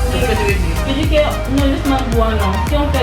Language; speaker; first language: French; early bilingual, heritage; French